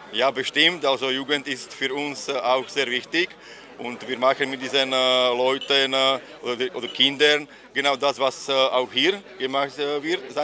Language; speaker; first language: German; non-native, fluent; Slovak